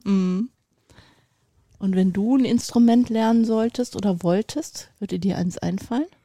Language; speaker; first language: German; native; German